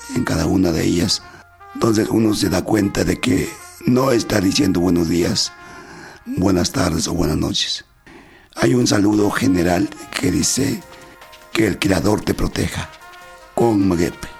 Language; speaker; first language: Spanish; non-native, local second language; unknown